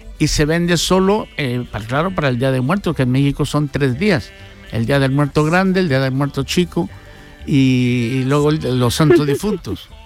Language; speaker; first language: Spanish; native; Spanish